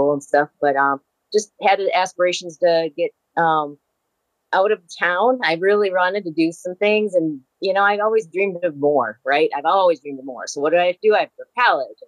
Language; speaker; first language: English; native; English